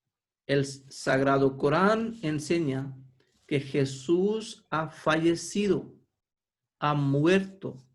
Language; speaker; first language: Spanish; non-native, fluent; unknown